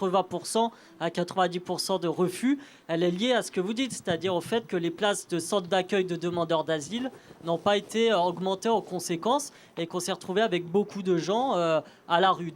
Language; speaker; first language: French; native; French